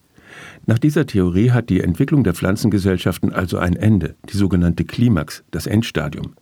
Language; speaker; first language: German; native; German